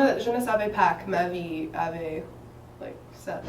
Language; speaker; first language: French; non-native, fluent; English